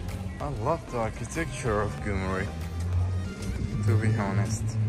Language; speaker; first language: English; non-native, local second language; Bangla